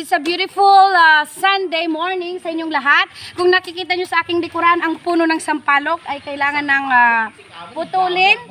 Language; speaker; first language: Filipino; non-native, local second language; Iloko